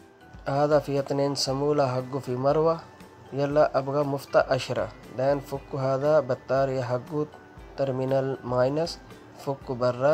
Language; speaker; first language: Arabic; non-native, learner; Urdu